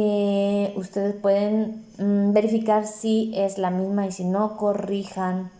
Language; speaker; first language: Spanish; native; Spanish